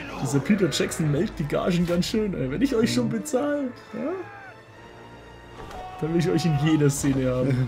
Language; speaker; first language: German; native; German